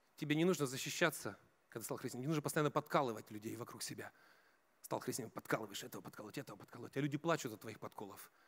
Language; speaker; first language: Russian; native; Russian